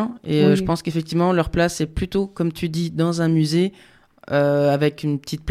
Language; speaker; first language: French; native; French